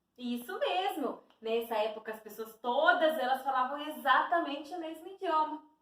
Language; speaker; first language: Portuguese; native; Portuguese